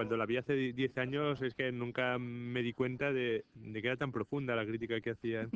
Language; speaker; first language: Spanish; native; Spanish